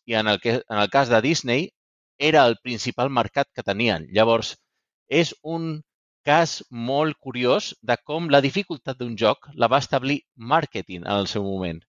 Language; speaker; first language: Catalan; native; Catalan